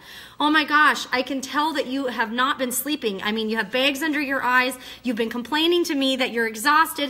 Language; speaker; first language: English; native; English